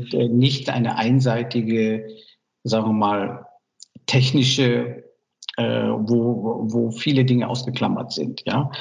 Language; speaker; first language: German; early bilingual, other home language; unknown